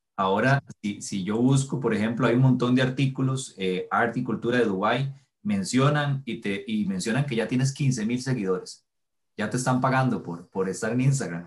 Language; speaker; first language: Spanish; native; Spanish